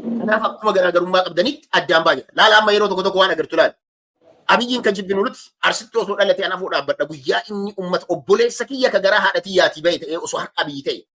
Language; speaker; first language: Oromo; native; Oromo